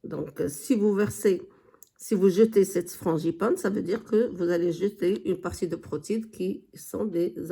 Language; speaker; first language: French; non-native, local second language; Arabic